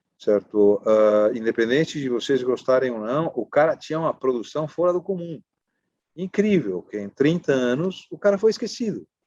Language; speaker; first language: Portuguese; non-native, fluent; Spanish